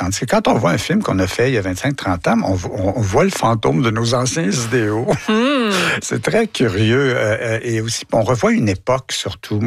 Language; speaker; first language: French; native; French